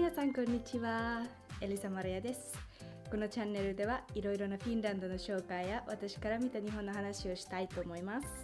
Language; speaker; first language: Japanese; non-native, fluent; Finnish